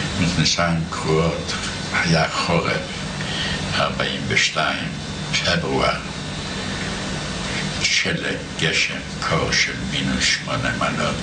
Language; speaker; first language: Hebrew; non-native, fluent; Yiddish